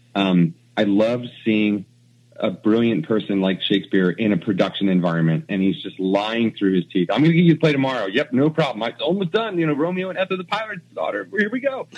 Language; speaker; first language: English; native; English